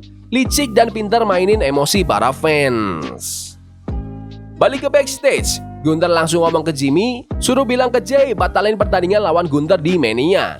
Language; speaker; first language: Indonesian; native; Indonesian